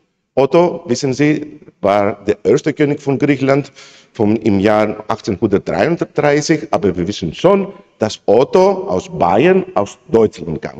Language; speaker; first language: German; non-native, fluent; Greek